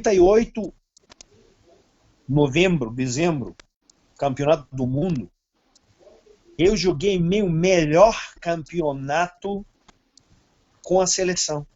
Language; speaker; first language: Portuguese; non-native, fluent; Serbian